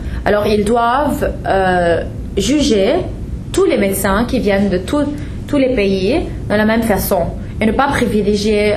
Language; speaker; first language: French; non-native, fluent; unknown